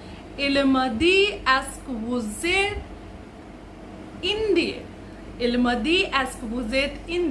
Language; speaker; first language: French; non-native, fluent; Hindi